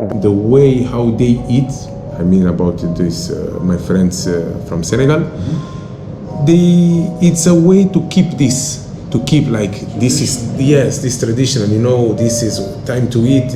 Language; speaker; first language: English; non-native, local second language; Kabuverdianu